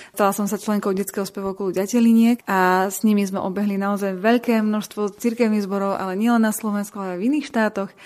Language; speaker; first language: Slovak; native; Slovak